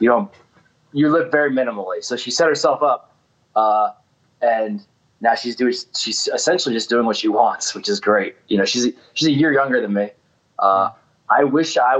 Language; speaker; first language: English; native; English